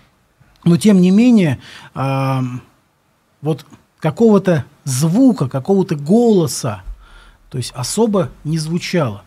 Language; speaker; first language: Russian; native; Russian